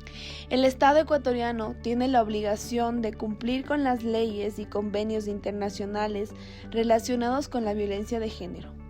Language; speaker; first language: Spanish; native; Spanish